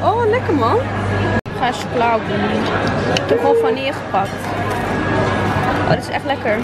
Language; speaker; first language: Dutch; native; Dutch